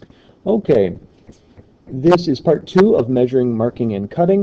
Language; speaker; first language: English; native; English